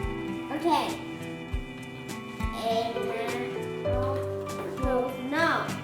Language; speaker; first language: English; non-native, learner; Vietnamese